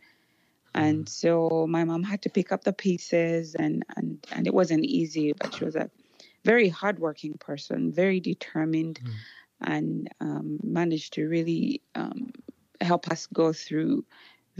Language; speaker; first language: English; non-native, local second language; Ganda